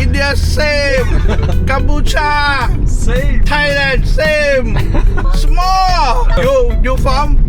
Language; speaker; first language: English; non-native, learner; Thai